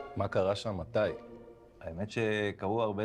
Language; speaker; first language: Hebrew; native; Hebrew